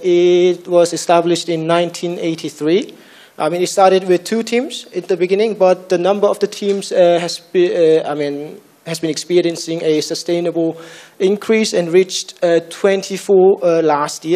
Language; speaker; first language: English; non-native, fluent; Korean